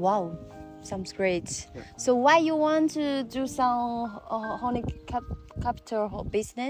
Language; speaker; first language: English; non-native, learner; Chinese